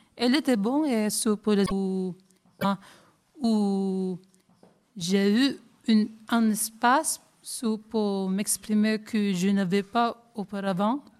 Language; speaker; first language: French; non-native, learner; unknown